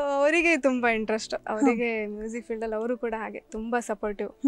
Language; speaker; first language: Kannada; native; Kannada